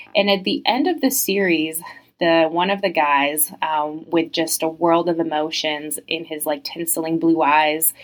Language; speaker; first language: English; early bilingual, other home language; French